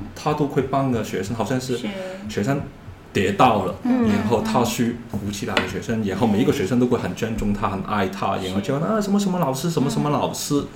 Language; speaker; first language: Chinese; non-native, learner; Cantonese